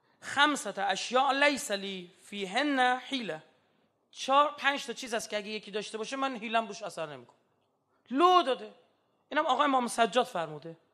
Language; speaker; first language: Persian; native; Persian